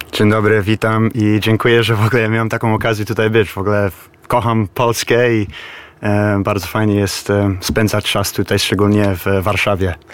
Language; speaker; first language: Polish; early bilingual, heritage; Polish